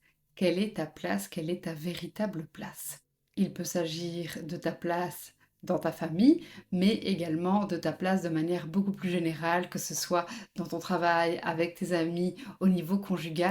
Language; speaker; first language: French; native; French